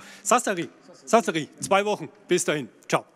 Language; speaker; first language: German; native; German